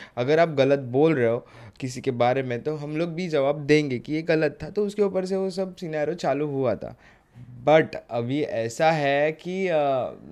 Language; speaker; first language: Hindi; native; Hindi